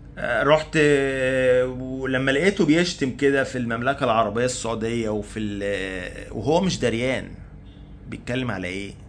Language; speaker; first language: Arabic; native; Arabic